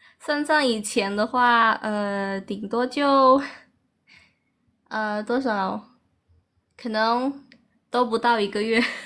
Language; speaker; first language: Chinese; early bilingual, heritage; Chinese